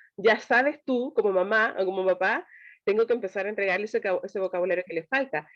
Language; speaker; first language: Spanish; native; Spanish